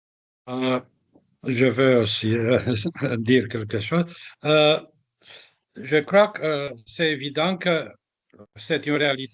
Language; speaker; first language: French; non-native, fluent; Romanian